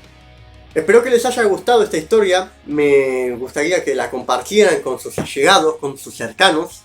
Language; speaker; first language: Spanish; native; Spanish